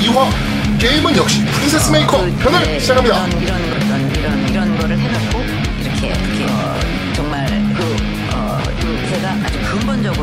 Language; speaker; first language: Korean; native; Korean